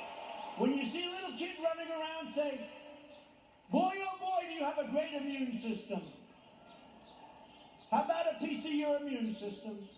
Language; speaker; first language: English; native; English